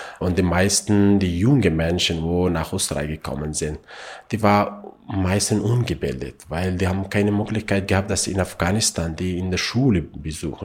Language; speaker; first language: German; non-native, learner; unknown